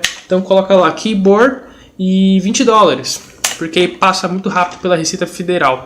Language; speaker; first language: Portuguese; native; Portuguese